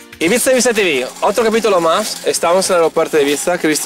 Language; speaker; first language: Spanish; native; Spanish